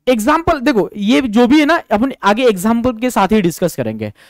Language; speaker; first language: Hindi; non-native, local second language; Marathi